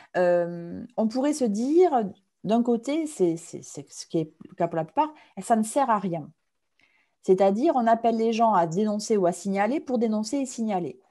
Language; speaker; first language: French; native; French